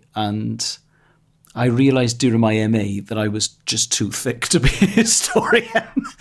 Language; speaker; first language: English; non-native, local second language; Welsh